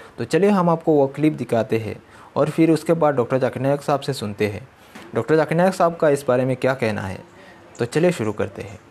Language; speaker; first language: Hindi; native; Hindi